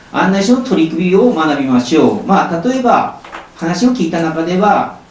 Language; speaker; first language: Japanese; native; Japanese